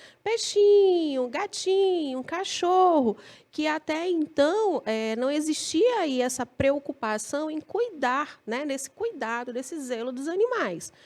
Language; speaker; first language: Portuguese; native; Portuguese